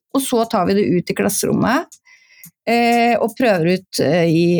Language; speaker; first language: Norwegian; native; Norwegian